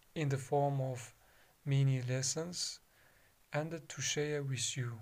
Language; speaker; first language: English; non-native, fluent; Kazakh